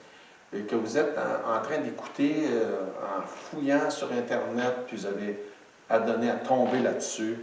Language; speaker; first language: French; native; French